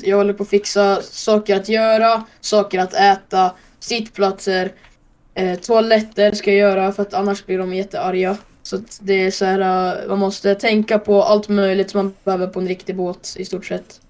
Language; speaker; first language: Swedish; native; Swedish